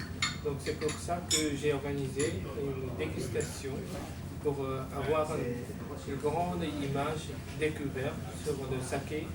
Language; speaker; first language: French; non-native, learner; Japanese